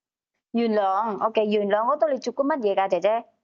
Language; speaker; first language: Cantonese; native; Cantonese